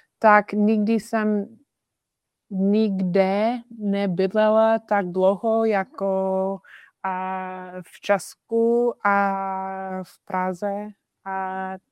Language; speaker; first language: Czech; non-native, fluent; English